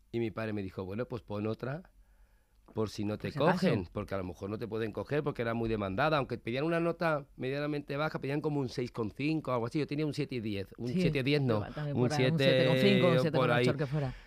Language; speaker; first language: Spanish; native; Spanish